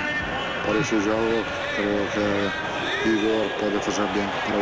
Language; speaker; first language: Portuguese; non-native, fluent; Italian